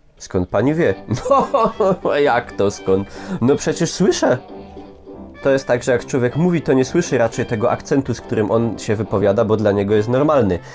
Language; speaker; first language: Polish; native; Polish